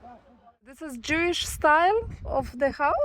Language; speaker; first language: English; non-native, learner; Romanian